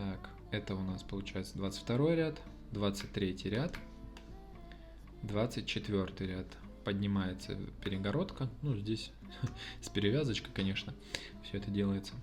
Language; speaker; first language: Russian; native; Russian